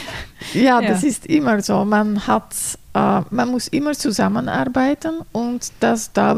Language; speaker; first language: German; non-native, fluent; Dutch